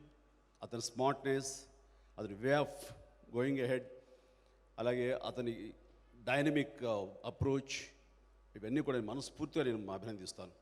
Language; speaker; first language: Telugu; native; Telugu